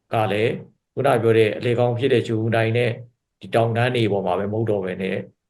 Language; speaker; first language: Burmese; native; Burmese